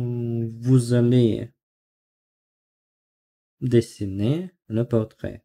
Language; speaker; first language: French; non-native, learner; Russian